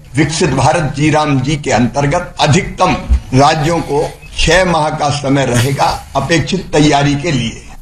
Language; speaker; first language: Hindi; native; Hindi